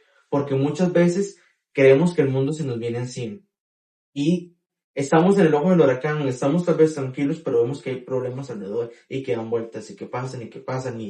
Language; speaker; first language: Spanish; native; Spanish